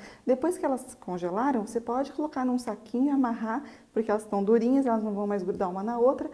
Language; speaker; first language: Portuguese; native; Portuguese